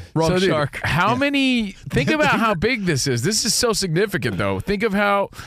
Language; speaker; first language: English; native; English